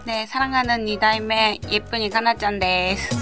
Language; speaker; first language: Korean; non-native, learner; Japanese